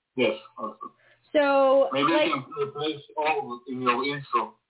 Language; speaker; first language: English; non-native, learner; Hebrew